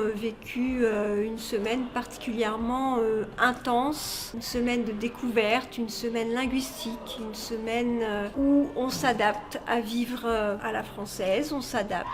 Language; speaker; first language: French; native; French